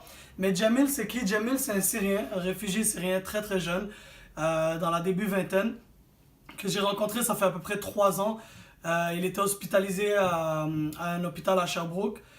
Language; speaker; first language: French; native; French